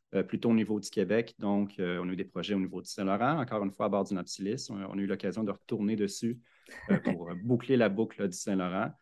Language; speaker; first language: French; native; French